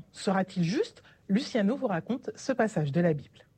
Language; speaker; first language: French; native; French